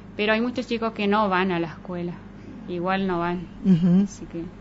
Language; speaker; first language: Spanish; native; Spanish